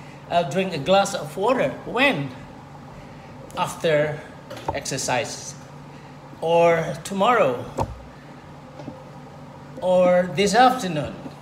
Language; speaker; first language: English; non-native, fluent; Indonesian